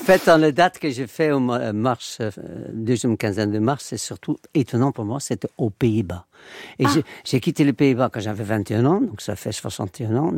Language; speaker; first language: French; non-native, fluent; Dutch